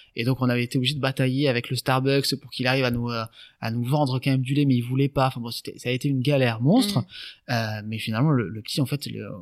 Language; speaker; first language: French; native; French